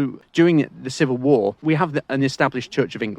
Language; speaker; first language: English; native; English